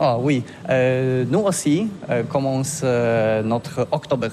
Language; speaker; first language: French; non-native, learner; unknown